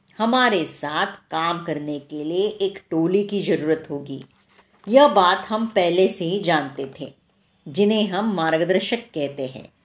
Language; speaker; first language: Hindi; non-native, local second language; Marathi